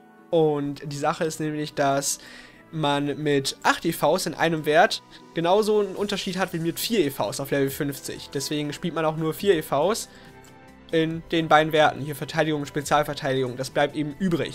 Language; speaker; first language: German; native; German